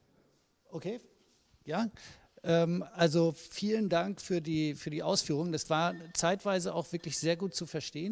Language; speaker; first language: German; native; German